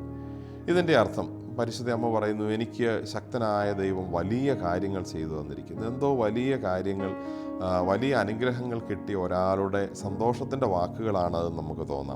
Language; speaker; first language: Malayalam; native; Malayalam